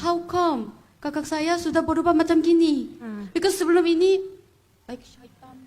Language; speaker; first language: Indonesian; non-native, fluent; Korean